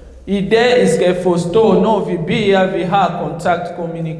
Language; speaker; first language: Danish; non-native, fluent; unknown